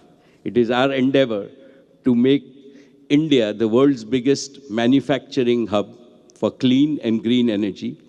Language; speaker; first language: English; non-native, local second language; Gujarati